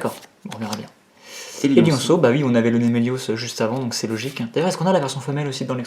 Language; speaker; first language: French; native; French